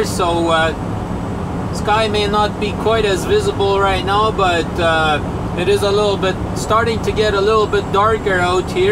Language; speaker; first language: English; native; English